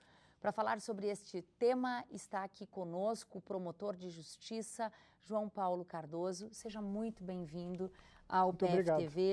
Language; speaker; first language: Portuguese; native; Portuguese